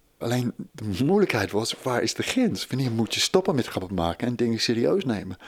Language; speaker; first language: Dutch; non-native, fluent; English